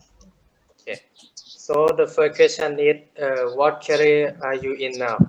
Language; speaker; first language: English; non-native, learner; Thai